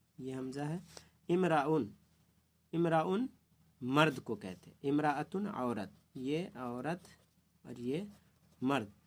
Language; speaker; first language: Urdu; native; Urdu